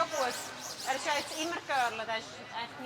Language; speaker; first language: German; native; German